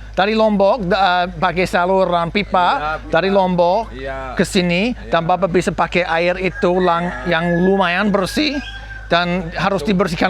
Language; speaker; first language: Indonesian; non-native, fluent; English